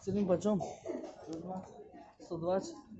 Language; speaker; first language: Russian; non-native, fluent; Tajik